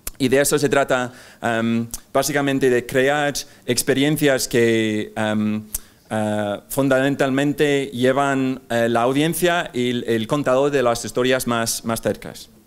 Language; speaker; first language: Spanish; non-native, fluent; English